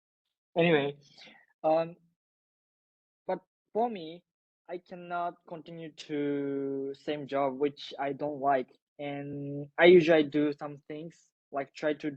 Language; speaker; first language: English; non-native, learner; Japanese